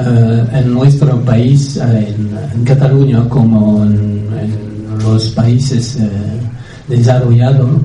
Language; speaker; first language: Spanish; non-native, fluent; French